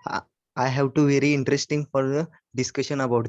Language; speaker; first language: English; non-native, learner; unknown